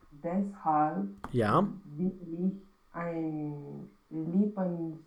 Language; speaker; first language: German; non-native, learner; Romanian